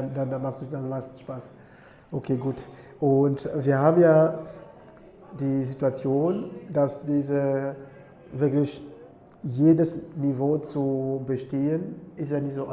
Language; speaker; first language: German; non-native, fluent; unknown